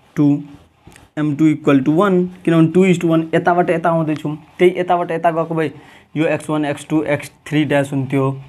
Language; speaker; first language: Nepali; non-native, local second language; Maithili